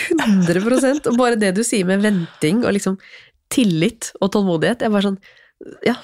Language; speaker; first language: Norwegian; native; Norwegian